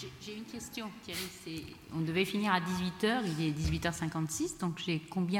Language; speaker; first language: French; native; French